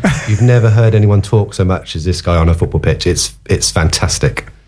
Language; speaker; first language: English; native; English